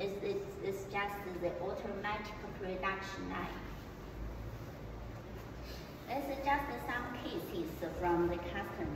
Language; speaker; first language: English; non-native, learner; Chinese